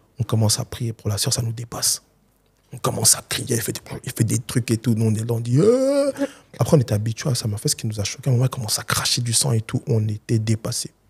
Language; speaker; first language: French; early bilingual, other home language; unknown